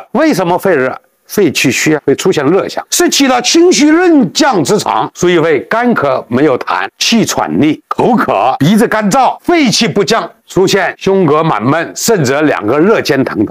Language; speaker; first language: Chinese; native; Chinese